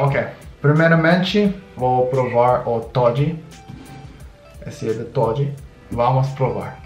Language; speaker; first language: Portuguese; non-native, learner; English